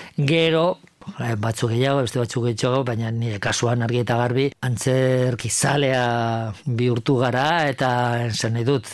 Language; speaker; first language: Basque; non-native, local second language; Spanish